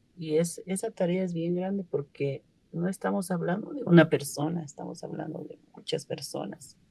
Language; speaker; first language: Spanish; non-native, local second language; Aymara